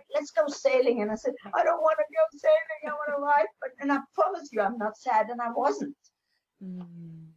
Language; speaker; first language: English; non-native, local second language; German